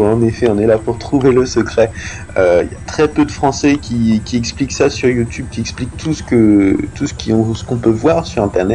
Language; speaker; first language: French; native; French